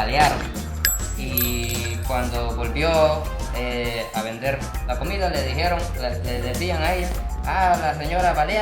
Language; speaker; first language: Spanish; non-native, fluent; Japanese